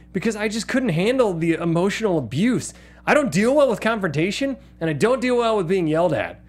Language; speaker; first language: English; native; English